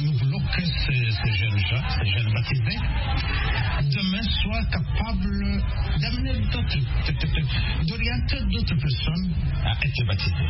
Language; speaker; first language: French; non-native, local second language; Kinyarwanda